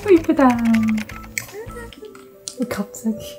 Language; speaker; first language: Korean; non-native, fluent; Cantonese